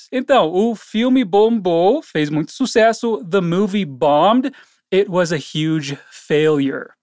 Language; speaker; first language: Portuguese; non-native, fluent; English